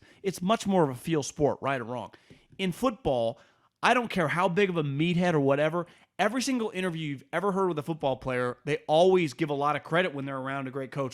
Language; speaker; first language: English; native; English